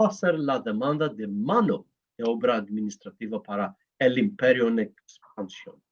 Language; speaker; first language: Spanish; non-native, learner; Greek